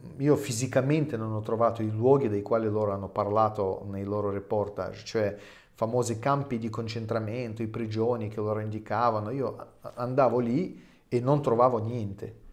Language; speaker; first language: Italian; non-native, fluent; Russian